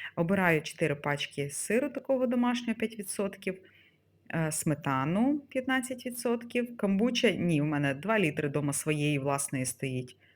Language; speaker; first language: Ukrainian; non-native, local second language; Russian